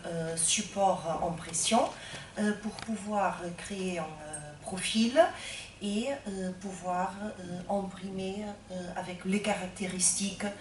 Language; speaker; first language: French; non-native, fluent; Portuguese